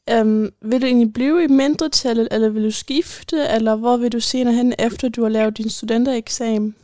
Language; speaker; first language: Danish; early bilingual, heritage; German